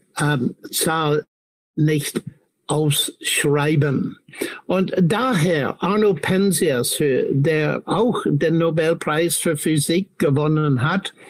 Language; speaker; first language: German; non-native, fluent; English